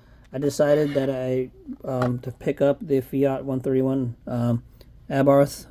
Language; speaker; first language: English; native; English